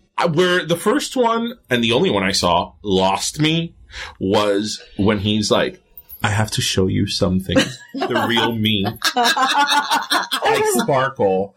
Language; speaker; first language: English; early bilingual, other home language; Spanish